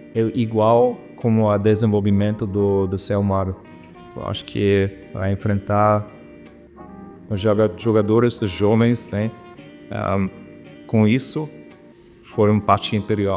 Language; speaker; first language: Portuguese; non-native, fluent; German